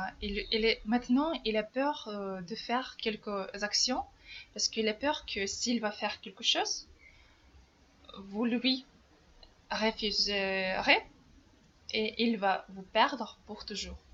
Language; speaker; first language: French; non-native, fluent; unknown